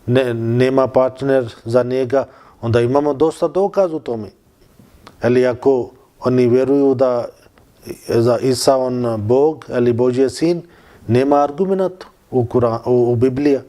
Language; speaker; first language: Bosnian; non-native, fluent; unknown